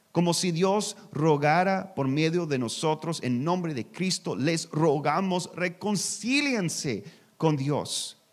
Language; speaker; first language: Spanish; non-native, learner; English